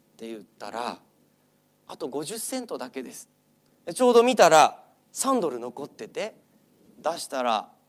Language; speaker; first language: Japanese; non-native, fluent; English